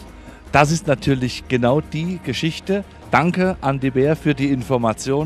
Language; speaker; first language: German; native; German